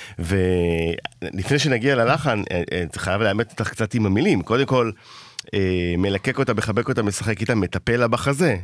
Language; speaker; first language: Hebrew; native; Hebrew